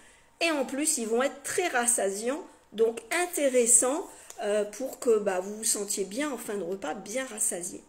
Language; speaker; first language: French; native; French